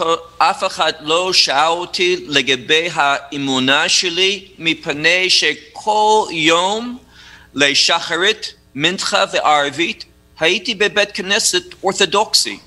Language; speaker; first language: Hebrew; non-native, fluent; English